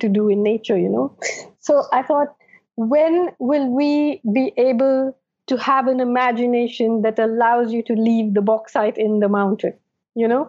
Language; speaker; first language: English; non-native, local second language; Malayalam